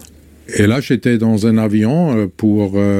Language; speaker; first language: French; non-native, fluent; German